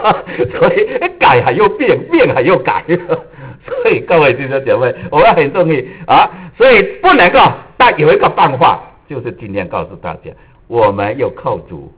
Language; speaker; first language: Chinese; native; Chinese